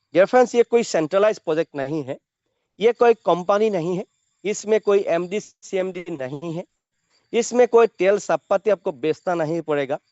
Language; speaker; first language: Hindi; non-native, local second language; Assamese